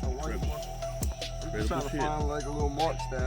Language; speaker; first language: English; native; English